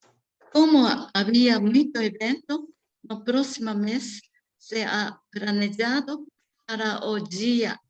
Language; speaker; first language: Portuguese; non-native, learner; Japanese